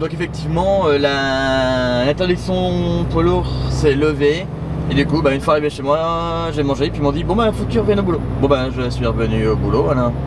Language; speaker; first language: French; native; French